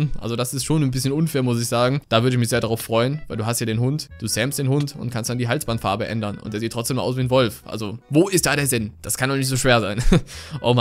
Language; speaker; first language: German; native; German